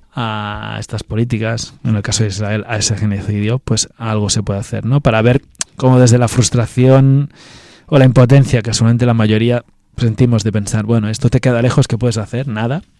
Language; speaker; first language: Spanish; non-native, local second language; Catalan